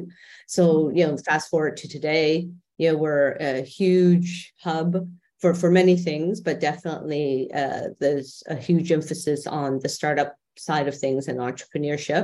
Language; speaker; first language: English; native; English